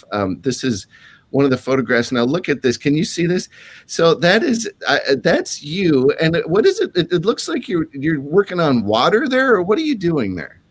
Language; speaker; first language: English; native; English